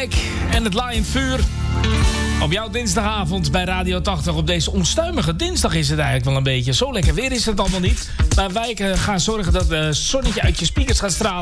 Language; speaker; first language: Dutch; native; Dutch